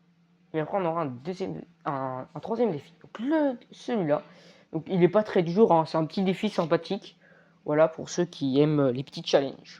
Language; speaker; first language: French; native; French